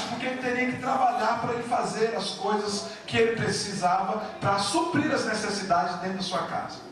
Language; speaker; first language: Portuguese; native; Portuguese